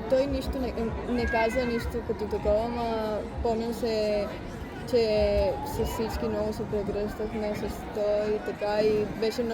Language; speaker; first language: Bulgarian; early bilingual, heritage; Bulgarian